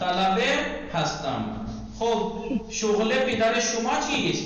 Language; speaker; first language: Persian; non-native, fluent; Urdu